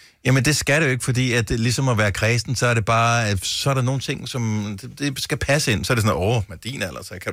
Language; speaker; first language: Danish; native; Danish